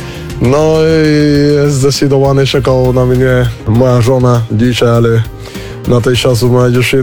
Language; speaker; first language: Polish; non-native, learner; Spanish